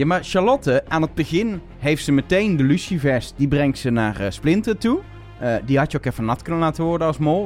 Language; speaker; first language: Dutch; native; Dutch